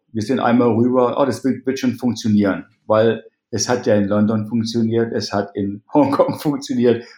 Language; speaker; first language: German; native; German